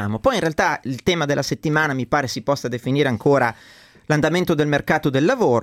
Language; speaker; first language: Italian; native; Italian